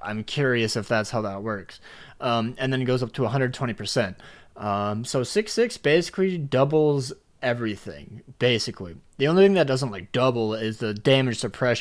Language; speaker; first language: English; native; English